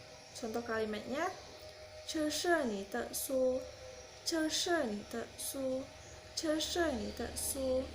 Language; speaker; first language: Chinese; non-native, learner; Indonesian